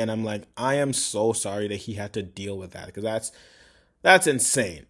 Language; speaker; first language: English; native; English